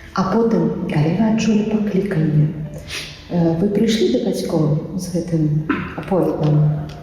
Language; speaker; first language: Belarusian; native; Belarusian